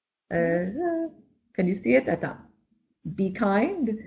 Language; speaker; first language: English; native; English